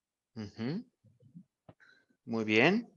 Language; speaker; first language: Spanish; non-native, fluent; English